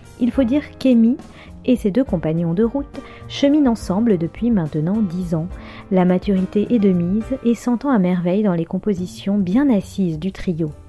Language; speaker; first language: French; native; French